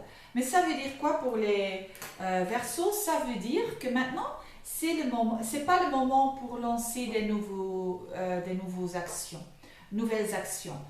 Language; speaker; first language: French; non-native, fluent; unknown